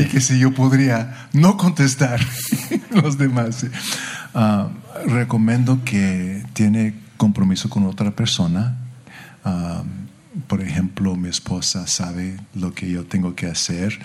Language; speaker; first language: Spanish; early bilingual, heritage; English